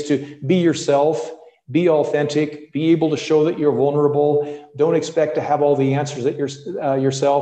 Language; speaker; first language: English; native; English